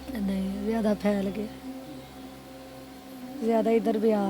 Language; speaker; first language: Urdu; non-native, local second language; Punjabi